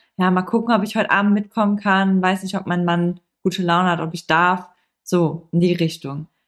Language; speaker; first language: German; native; German